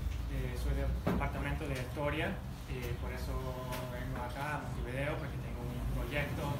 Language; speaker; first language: Spanish; early bilingual, heritage; Spanish